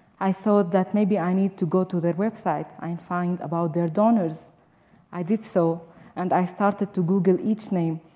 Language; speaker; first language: English; non-native, fluent; Arabic